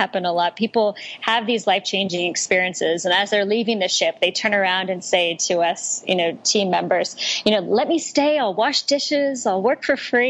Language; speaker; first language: English; native; English